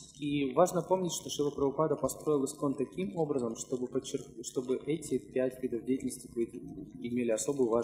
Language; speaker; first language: Russian; native; Russian